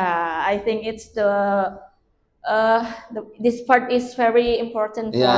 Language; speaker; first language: English; non-native, learner; Indonesian